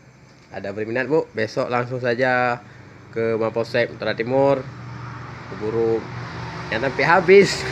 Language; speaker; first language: Indonesian; native; Indonesian